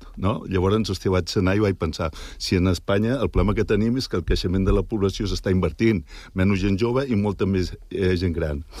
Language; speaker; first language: Catalan; native; Catalan